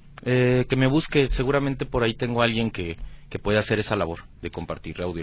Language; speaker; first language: Spanish; native; Spanish